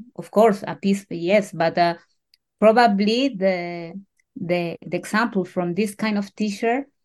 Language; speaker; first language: English; non-native, learner; Spanish